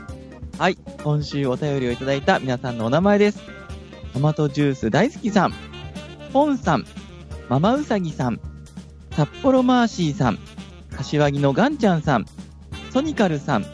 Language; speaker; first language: Japanese; native; Japanese